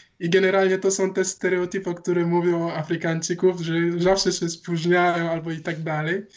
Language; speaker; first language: Polish; non-native, learner; Wolof